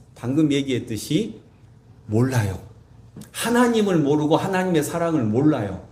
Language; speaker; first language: Korean; native; Korean